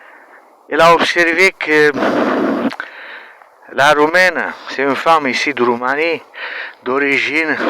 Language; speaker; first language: French; non-native, learner; Romanian